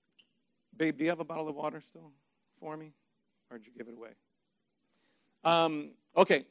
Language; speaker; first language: English; native; English